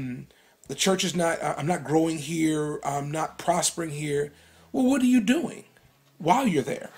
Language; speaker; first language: English; native; English